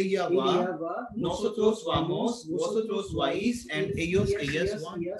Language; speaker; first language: Spanish; non-native, fluent; Hindi